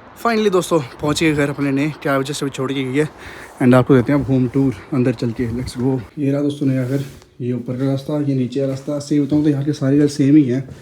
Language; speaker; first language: Hindi; native; Hindi